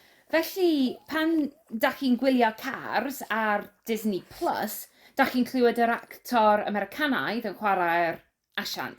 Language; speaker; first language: Welsh; non-native, learner; English